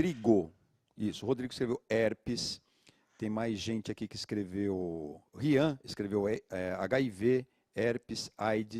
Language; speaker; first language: Portuguese; native; Portuguese